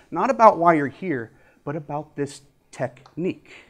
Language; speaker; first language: English; native; English